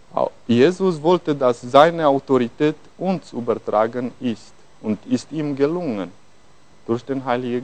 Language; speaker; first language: German; non-native, fluent; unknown